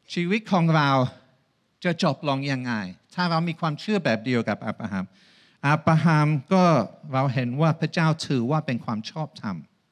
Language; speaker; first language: Thai; non-native, fluent; English